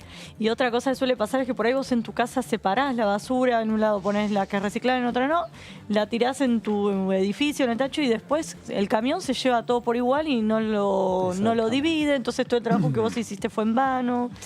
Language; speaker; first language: Spanish; native; Spanish